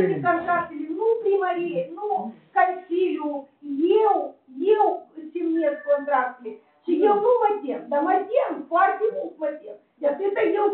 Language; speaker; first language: Romanian; non-native, local second language; Russian